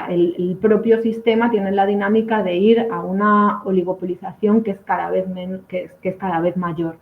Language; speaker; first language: Spanish; native; Spanish